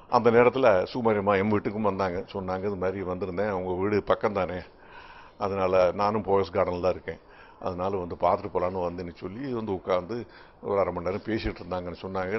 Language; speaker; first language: Tamil; native; Tamil